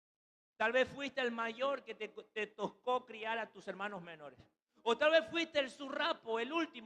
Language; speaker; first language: Spanish; native; Spanish